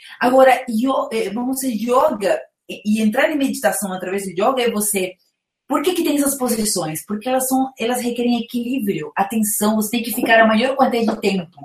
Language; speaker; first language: Portuguese; non-native, fluent; Spanish